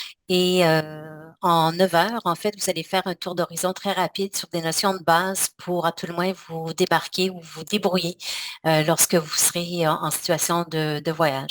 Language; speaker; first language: French; native; French